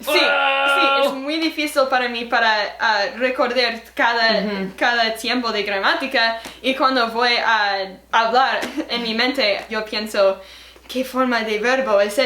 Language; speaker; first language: Spanish; non-native, learner; English